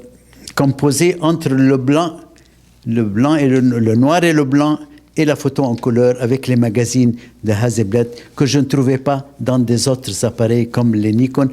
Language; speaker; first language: French; non-native, local second language; Arabic